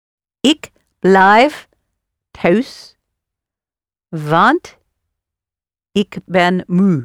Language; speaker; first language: Dutch; non-native, learner; English